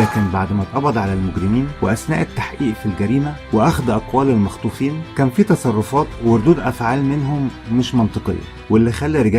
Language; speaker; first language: Arabic; native; Arabic